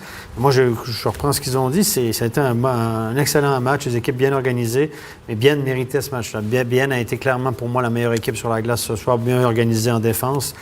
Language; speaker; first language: French; native; French